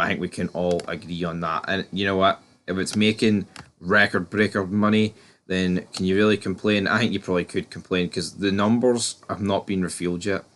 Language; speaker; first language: English; native; English